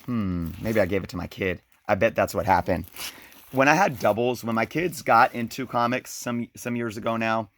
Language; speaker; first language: English; native; English